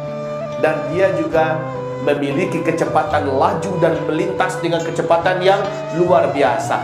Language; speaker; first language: Indonesian; native; Indonesian